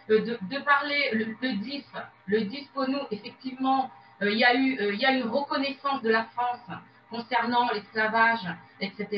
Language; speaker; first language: French; native; French